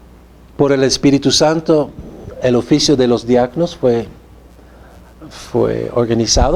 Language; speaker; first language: Spanish; non-native, fluent; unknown